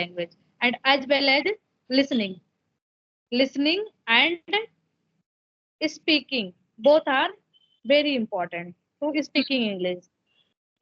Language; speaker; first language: English; non-native, local second language; Hindi